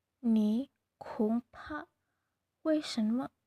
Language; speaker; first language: Chinese; non-native, learner; Indonesian